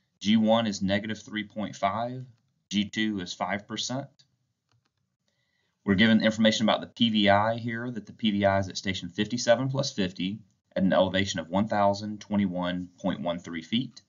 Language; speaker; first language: English; native; English